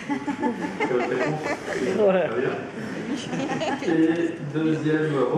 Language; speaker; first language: French; native; French